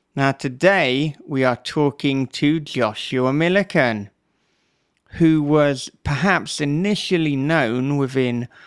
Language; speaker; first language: English; native; English